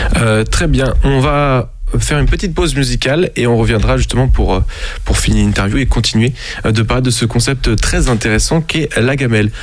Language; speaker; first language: French; native; French